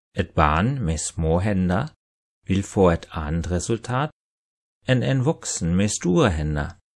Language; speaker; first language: Norwegian; non-native, fluent; German